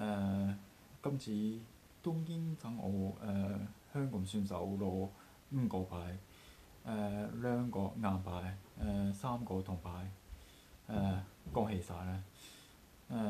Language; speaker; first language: Cantonese; non-native, learner; Japanese